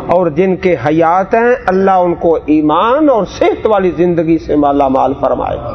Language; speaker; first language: Urdu; non-native, local second language; Punjabi